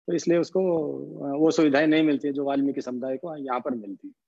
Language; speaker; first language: Hindi; non-native, local second language; Haryanvi